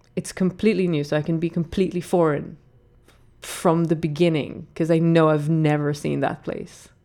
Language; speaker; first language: English; non-native, fluent; Hebrew